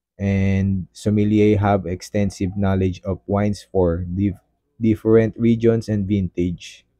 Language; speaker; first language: English; non-native, local second language; Filipino